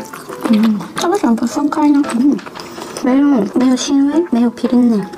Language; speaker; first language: Chinese; non-native, learner; Korean